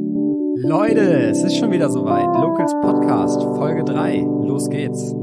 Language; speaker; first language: German; native; German